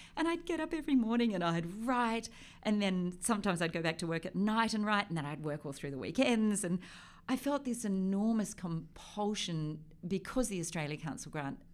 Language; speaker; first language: English; native; English